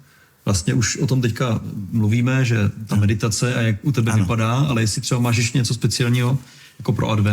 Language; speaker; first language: Czech; native; Czech